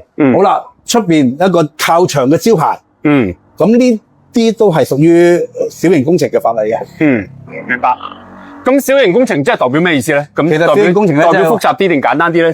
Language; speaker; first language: Cantonese; native; Cantonese